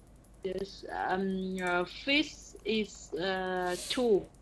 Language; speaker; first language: English; non-native, learner; Vietnamese